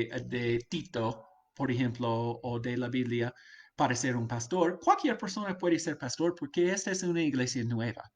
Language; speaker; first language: Spanish; non-native, fluent; English